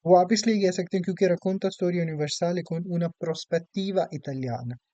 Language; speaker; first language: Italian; non-native, fluent; Urdu